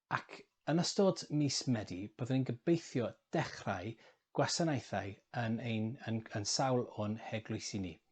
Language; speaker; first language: Welsh; non-native, local second language; English